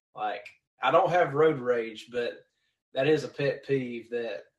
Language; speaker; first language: English; native; English